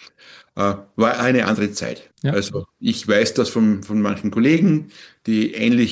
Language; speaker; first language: German; native; German